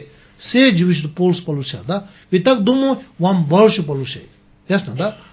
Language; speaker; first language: Russian; non-native, learner; Tibetan